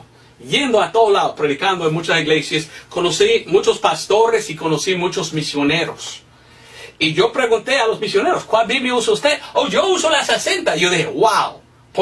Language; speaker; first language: Spanish; non-native, fluent; English